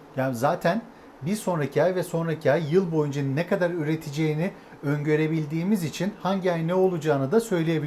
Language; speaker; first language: Turkish; native; Turkish